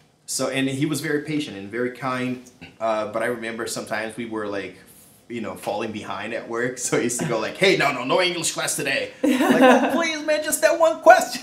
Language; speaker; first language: English; non-native, fluent; Portuguese